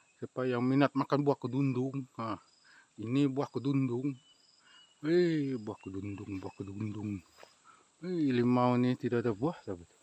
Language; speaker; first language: Malay; native; Malay